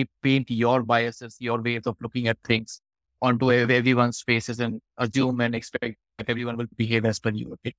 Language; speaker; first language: English; non-native, local second language; Hindi